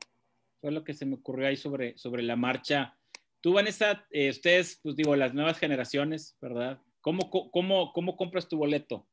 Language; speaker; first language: Spanish; native; Spanish